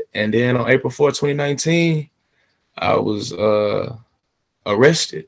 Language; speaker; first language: English; native; English